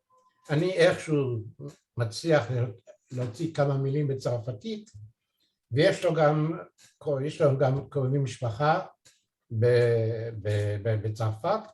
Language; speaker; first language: Hebrew; early bilingual, other home language; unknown